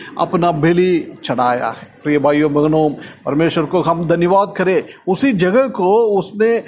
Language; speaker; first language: Hindi; non-native, local second language; Malayalam